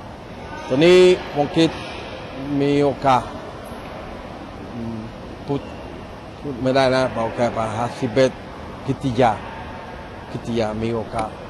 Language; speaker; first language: Thai; non-native, learner; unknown